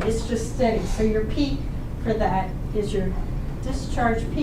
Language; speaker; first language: English; native; English